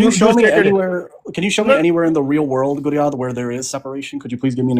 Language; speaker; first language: English; early bilingual, heritage; Punjabi